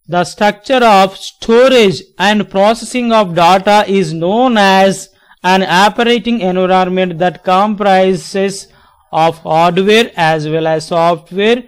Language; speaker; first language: English; non-native, local second language; Telugu